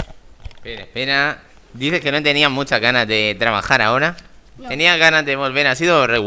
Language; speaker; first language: Spanish; native; Spanish